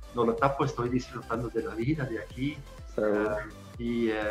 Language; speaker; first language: Spanish; non-native, fluent; German